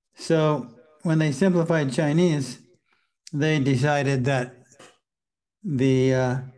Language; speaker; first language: English; native; English